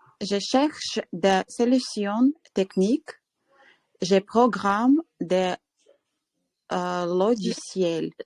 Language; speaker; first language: French; non-native, learner; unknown